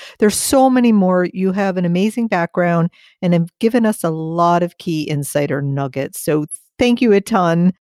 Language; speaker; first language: English; native; English